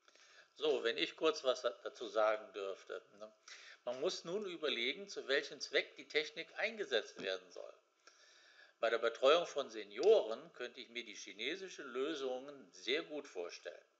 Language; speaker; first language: German; native; German